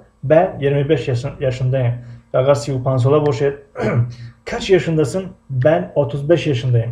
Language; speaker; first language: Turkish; non-native, fluent; Tajik